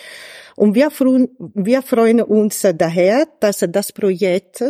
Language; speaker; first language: German; non-native, fluent; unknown